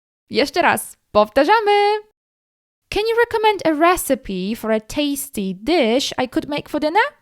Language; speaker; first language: English; non-native, fluent; Polish